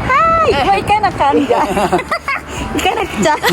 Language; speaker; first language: Japanese; non-native, learner; Filipino